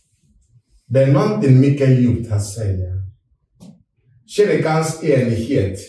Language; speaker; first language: Swedish; non-native, fluent; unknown